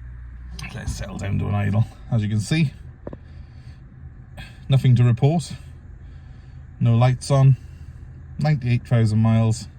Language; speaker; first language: English; native; English